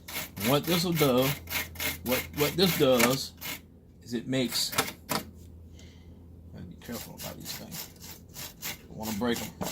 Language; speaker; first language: English; native; English